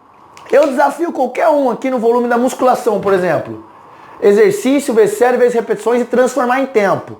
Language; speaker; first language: Portuguese; native; Portuguese